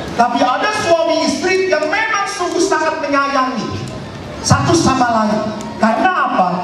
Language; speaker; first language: Indonesian; non-native, local second language; Javanese